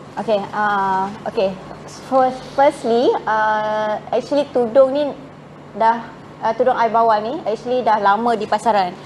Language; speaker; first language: Malay; non-native, local second language; Chinese